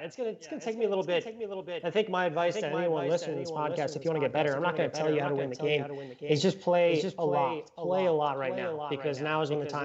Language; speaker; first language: English; native; English